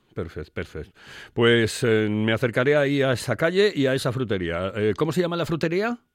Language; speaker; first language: Spanish; native; Spanish